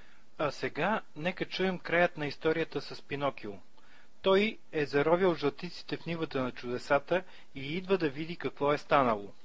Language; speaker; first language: Bulgarian; native; Bulgarian